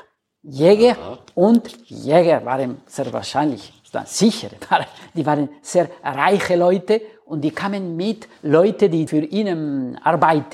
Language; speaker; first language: German; non-native, learner; Spanish